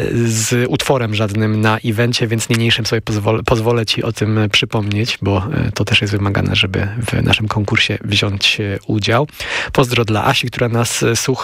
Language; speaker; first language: Polish; native; Polish